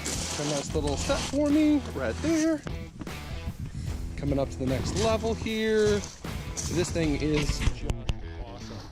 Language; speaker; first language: English; native; English